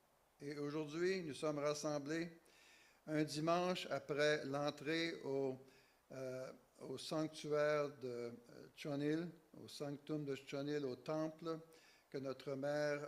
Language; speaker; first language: French; native; French